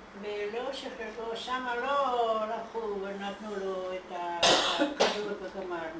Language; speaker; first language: Hebrew; non-native, fluent; Hungarian